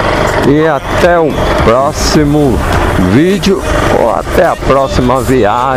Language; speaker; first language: Portuguese; native; Portuguese